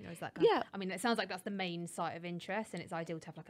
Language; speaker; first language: English; native; English